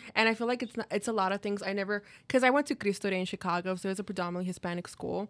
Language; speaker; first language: English; early bilingual, other home language; Spanish